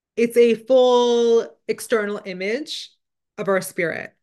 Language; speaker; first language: English; non-native, fluent; Punjabi